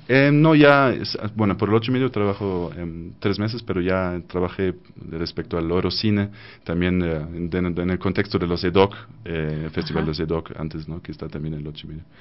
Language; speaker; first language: Spanish; non-native, fluent; German